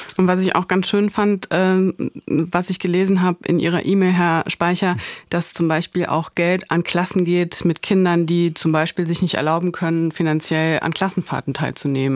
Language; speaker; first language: German; native; German